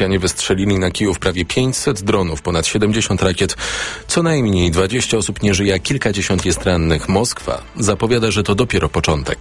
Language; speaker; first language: Polish; native; Polish